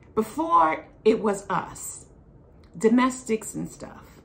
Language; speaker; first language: English; native; English